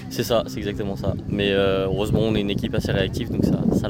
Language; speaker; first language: French; native; French